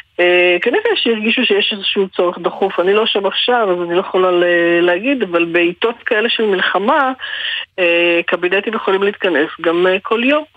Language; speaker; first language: Hebrew; native; Hebrew